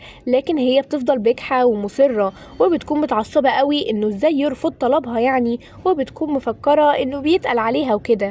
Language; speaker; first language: Arabic; native; Arabic